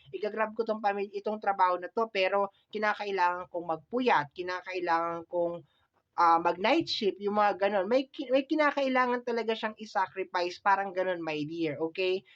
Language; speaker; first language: Filipino; native; Filipino